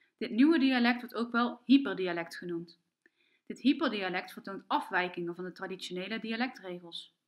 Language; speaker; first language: Dutch; native; Dutch